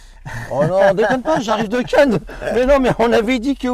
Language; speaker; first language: French; native; French